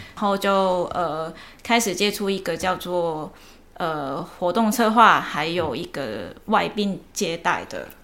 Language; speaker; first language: Chinese; non-native, local second language; Cantonese